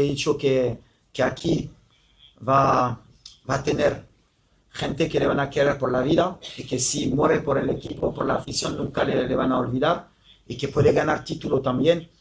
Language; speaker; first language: Spanish; non-native, fluent; French